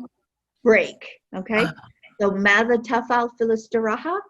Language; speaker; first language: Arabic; non-native, fluent; English